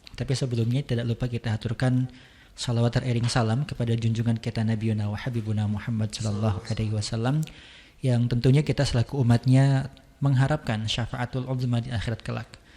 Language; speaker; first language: Indonesian; non-native, local second language; Sundanese